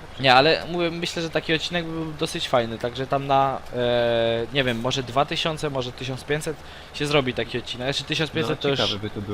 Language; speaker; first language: Polish; native; Polish